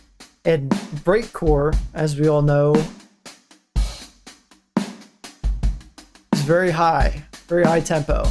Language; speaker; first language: English; native; English